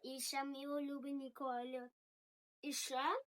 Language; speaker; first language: Ukrainian; early bilingual, heritage; Ukrainian